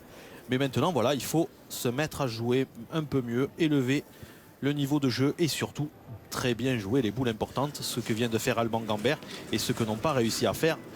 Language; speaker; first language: French; native; French